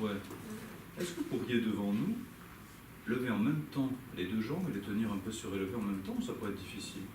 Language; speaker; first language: French; native; French